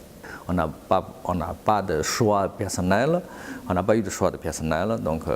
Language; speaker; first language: French; non-native, fluent; Chinese